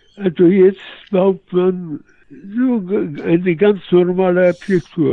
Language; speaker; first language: German; early bilingual, heritage; Polish